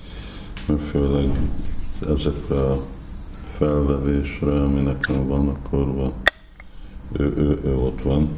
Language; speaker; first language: Hungarian; non-native, fluent; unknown